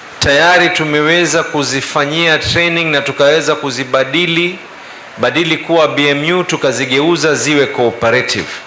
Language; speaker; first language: Swahili; native; Swahili